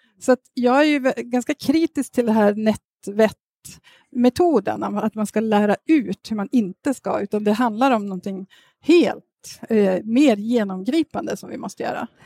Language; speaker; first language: Swedish; native; Swedish